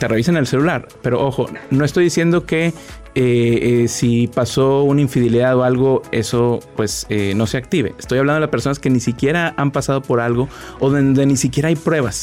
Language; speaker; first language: Spanish; native; Spanish